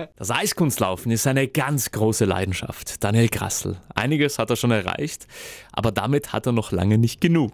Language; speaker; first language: German; native; German